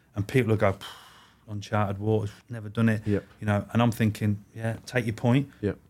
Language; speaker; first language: English; native; English